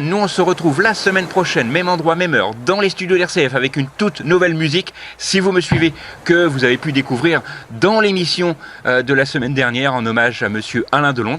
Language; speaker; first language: French; native; French